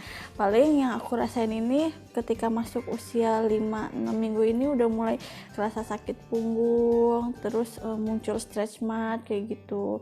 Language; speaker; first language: Indonesian; native; Indonesian